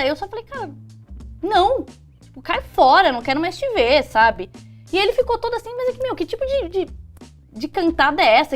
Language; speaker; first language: Portuguese; native; Portuguese